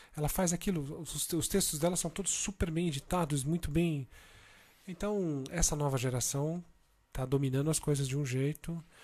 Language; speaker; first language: Portuguese; native; Portuguese